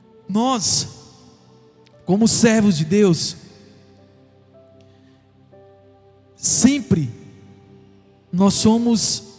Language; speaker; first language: Portuguese; native; Portuguese